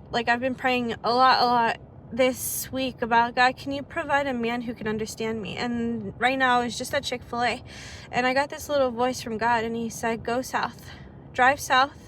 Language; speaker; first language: English; early bilingual, other home language; Arabic